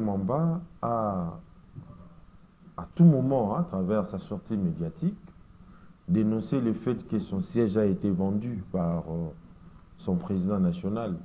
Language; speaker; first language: French; non-native, local second language; Lingala